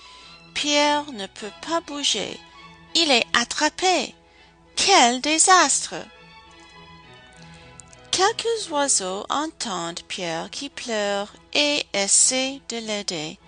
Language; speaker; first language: French; non-native, fluent; English